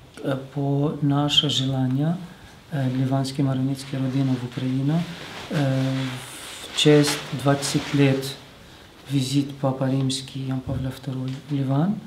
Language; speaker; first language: Russian; non-native, learner; Arabic